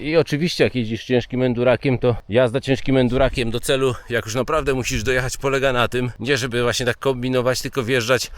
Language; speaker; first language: Polish; native; Polish